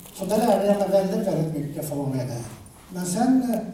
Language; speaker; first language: Swedish; native; Swedish